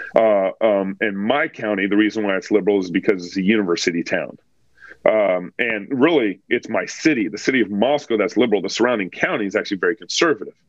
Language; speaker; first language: English; native; English